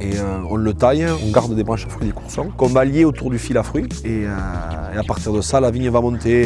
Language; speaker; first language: French; native; French